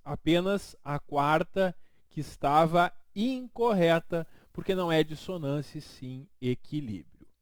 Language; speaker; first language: Portuguese; native; Portuguese